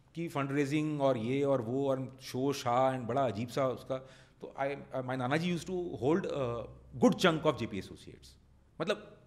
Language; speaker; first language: Hindi; non-native, local second language; Marwari